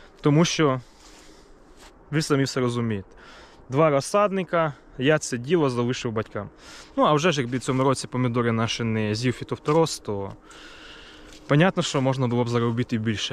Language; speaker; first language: Ukrainian; native; Ukrainian